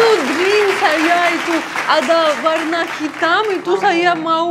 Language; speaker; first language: Indonesian; non-native, learner; Russian